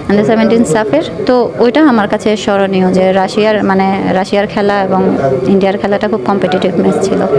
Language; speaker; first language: Bangla; native; Bangla